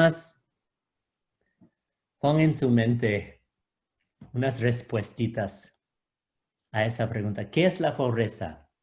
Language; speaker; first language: Spanish; non-native, fluent; English